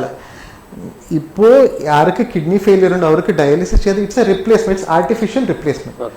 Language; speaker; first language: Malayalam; non-native, learner; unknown